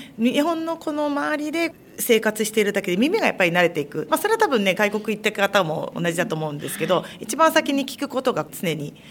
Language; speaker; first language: Japanese; native; Japanese